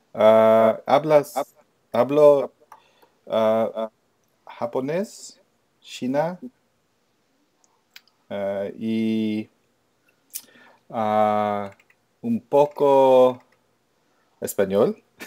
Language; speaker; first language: Spanish; non-native, learner; English